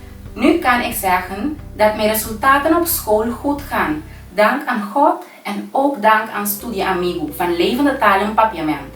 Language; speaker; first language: Dutch; non-native, local second language; Papiamento